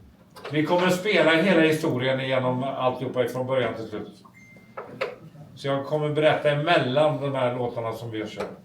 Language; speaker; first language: Swedish; native; Swedish